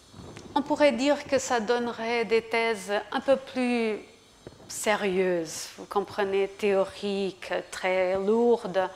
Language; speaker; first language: French; non-native, fluent; Portuguese